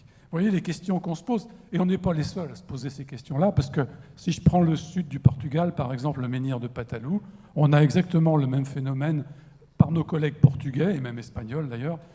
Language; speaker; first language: French; native; French